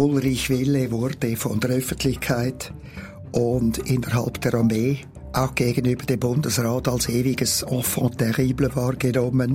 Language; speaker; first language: German; native; German